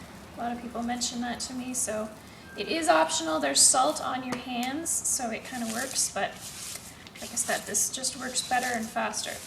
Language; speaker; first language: English; native; English